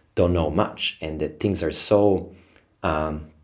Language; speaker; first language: English; non-native, fluent; Serbian